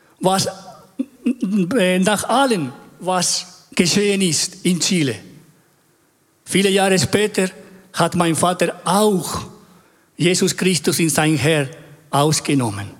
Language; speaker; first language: German; non-native, fluent; Spanish